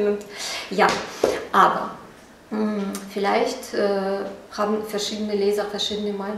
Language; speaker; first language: German; non-native, fluent; Russian